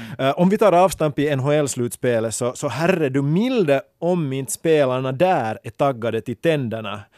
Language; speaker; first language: Swedish; native; Swedish